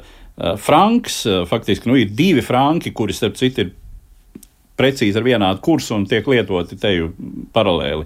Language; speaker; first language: Latvian; native; Latvian